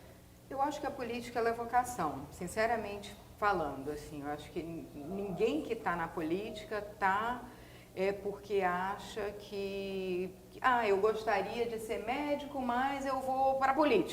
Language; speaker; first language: Portuguese; native; Portuguese